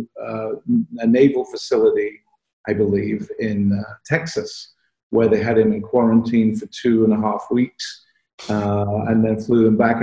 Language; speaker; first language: English; native; English